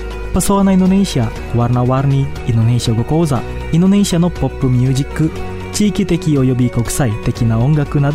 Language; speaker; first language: Japanese; non-native, fluent; Indonesian